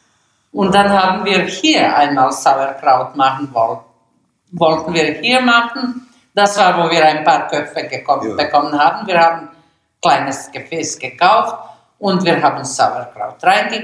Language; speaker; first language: German; non-native, fluent; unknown